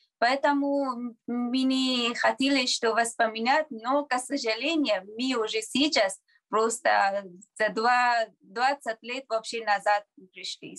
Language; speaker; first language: Russian; non-native, learner; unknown